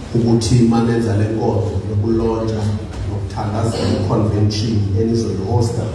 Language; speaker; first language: Zulu; non-native, local second language; Xhosa